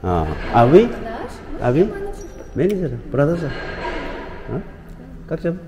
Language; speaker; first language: Russian; non-native, learner; Korean